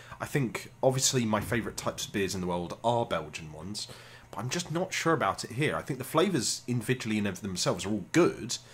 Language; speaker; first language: English; native; English